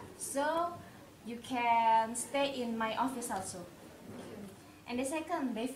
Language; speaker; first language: English; non-native, learner; Indonesian